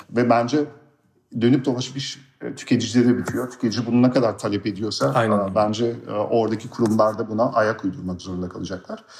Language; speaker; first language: Turkish; early bilingual, heritage; Turkish